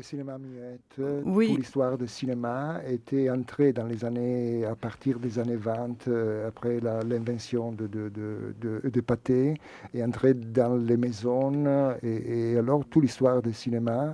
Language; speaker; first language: French; non-native, fluent; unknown